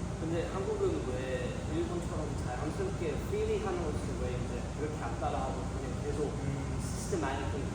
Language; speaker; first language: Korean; early bilingual, heritage; Korean